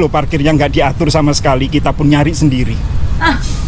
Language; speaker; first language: Indonesian; native; Indonesian